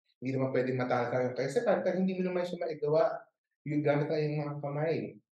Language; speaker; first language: Filipino; native; Filipino